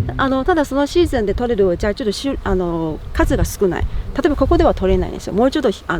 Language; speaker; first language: Japanese; non-native, fluent; Chinese